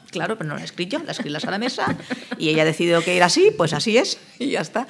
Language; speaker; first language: Spanish; non-native, local second language; Catalan